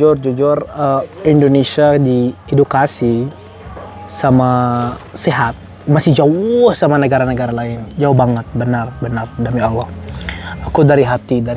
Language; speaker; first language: Indonesian; non-native, fluent; Arabic